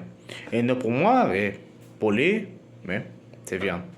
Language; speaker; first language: French; non-native, learner; Spanish